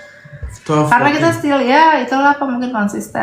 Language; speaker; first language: Indonesian; native; Indonesian